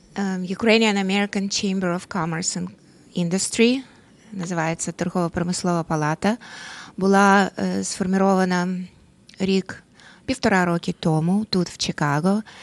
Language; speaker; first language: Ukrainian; non-native, local second language; Russian